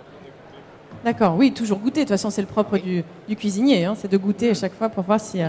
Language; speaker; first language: French; native; French